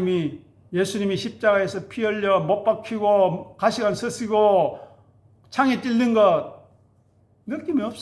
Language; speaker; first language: Korean; native; Korean